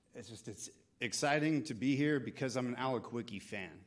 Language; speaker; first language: English; native; English